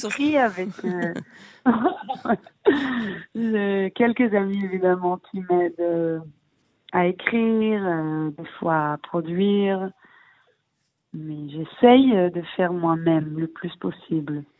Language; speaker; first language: French; early bilingual, heritage; Hebrew